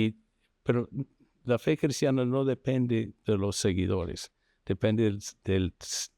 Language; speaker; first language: Spanish; non-native, fluent; English